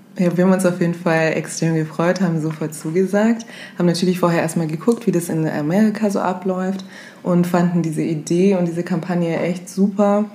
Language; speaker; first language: German; early bilingual, other home language; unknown